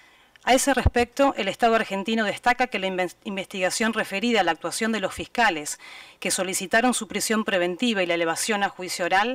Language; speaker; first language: Spanish; native; Spanish